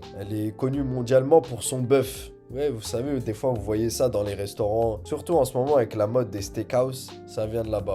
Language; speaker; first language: French; native; French